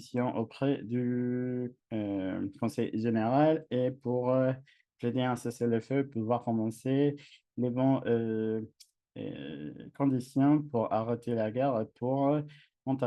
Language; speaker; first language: French; non-native, fluent; English